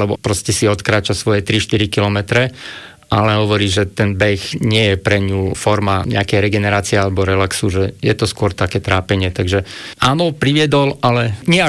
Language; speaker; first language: Slovak; native; Slovak